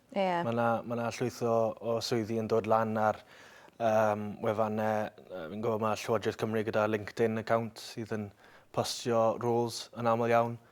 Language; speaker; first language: Welsh; native; Welsh